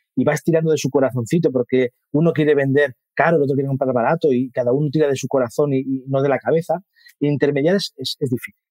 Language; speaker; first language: Spanish; native; Spanish